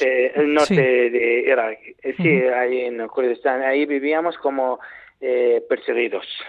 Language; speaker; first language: Spanish; non-native, learner; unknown